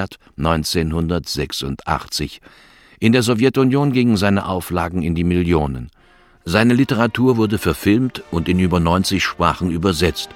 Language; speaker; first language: German; native; German